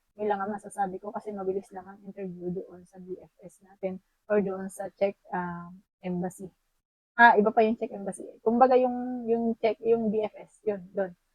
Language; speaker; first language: Filipino; native; Filipino